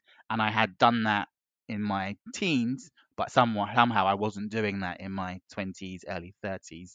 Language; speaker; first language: English; native; English